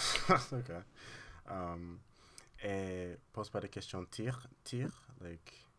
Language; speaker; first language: French; non-native, learner; English